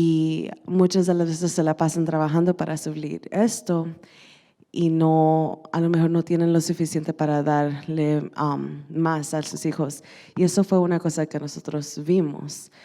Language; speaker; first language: Spanish; early bilingual, heritage; Spanish